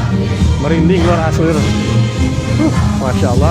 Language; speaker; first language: Indonesian; native; Indonesian